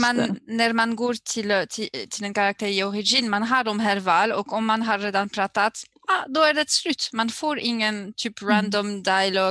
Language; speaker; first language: Swedish; non-native, fluent; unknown